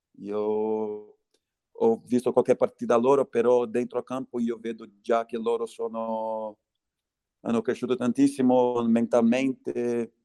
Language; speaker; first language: Italian; non-native, fluent; Portuguese